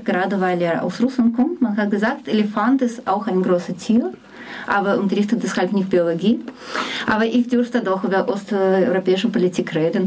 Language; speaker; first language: German; non-native, fluent; Russian